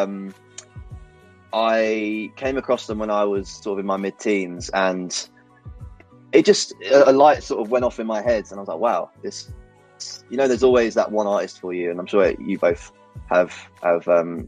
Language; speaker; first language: English; native; English